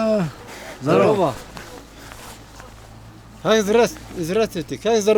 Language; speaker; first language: Russian; non-native, local second language; Tajik